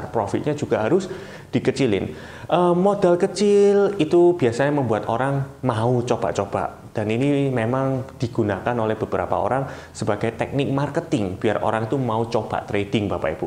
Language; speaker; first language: Indonesian; native; Indonesian